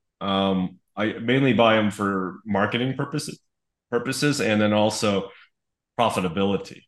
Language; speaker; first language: English; native; English